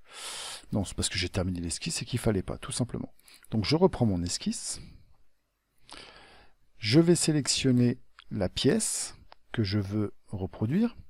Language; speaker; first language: French; native; French